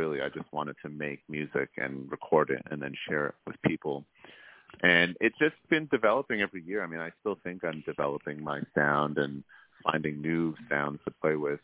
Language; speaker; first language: English; native; English